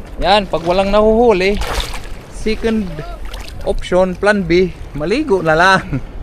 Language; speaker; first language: Filipino; non-native, local second language; Waray